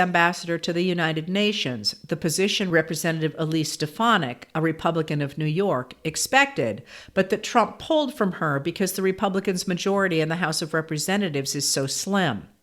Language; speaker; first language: English; native; English